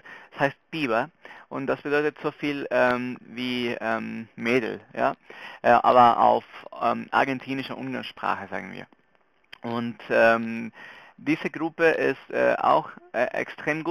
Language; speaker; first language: German; non-native, fluent; Spanish